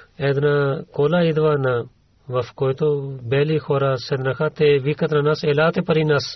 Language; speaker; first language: Bulgarian; non-native, learner; Urdu